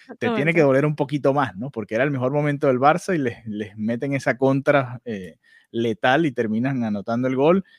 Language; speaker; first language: Spanish; native; Spanish